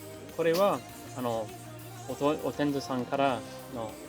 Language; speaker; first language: Japanese; non-native, learner; English